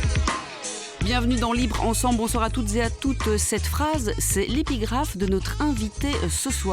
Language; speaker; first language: French; native; French